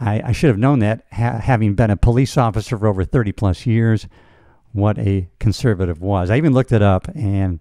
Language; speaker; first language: English; native; English